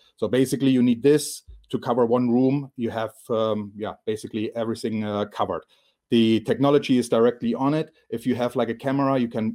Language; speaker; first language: English; non-native, fluent; German